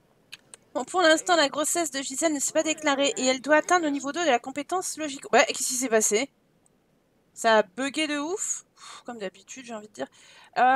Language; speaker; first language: French; native; French